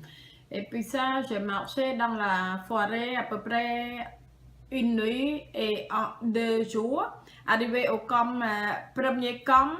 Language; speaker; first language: French; non-native, learner; Khmer